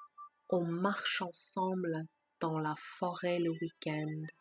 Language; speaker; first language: French; non-native, fluent; Persian